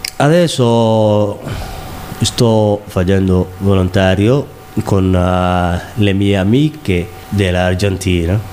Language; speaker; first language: Italian; non-native, learner; Somali